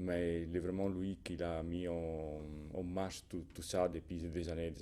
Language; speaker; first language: French; non-native, fluent; Italian